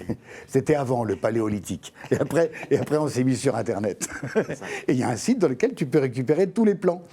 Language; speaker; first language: French; native; French